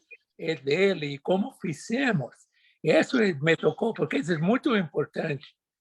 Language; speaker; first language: Portuguese; non-native, learner; Spanish